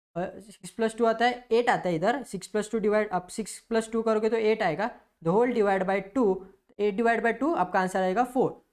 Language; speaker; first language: Hindi; non-native, local second language; Marathi